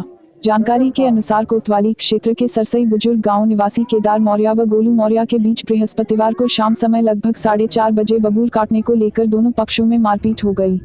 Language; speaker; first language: Hindi; native; Hindi